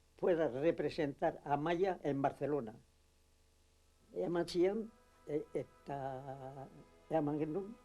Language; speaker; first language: Basque; native; Basque